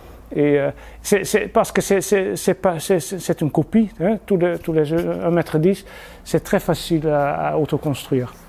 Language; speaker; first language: French; non-native, fluent; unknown